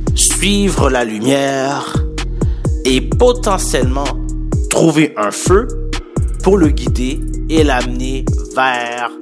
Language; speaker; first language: French; native; French